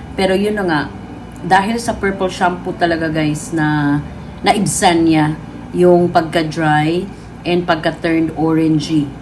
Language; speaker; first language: Filipino; native; Filipino